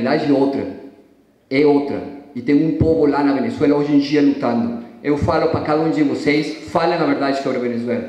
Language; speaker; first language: Portuguese; non-native, fluent; Spanish